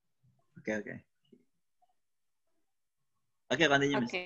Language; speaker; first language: English; non-native, learner; Indonesian